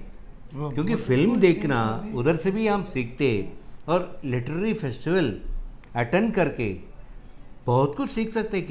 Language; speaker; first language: Hindi; non-native, local second language; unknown